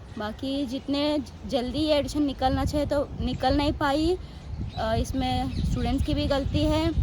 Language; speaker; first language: Hindi; non-native, local second language; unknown